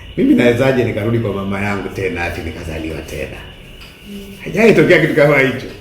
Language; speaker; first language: Swahili; native; Swahili